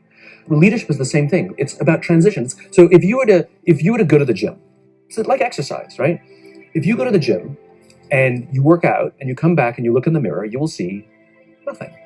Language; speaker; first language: English; native; English